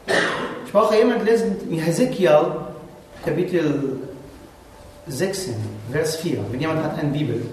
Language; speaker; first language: German; non-native, learner; Arabic